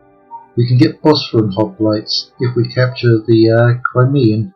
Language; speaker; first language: English; native; English